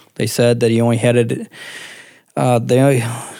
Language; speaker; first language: English; native; English